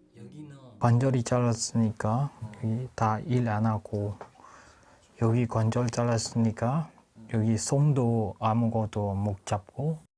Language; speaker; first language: Korean; non-native, learner; Burmese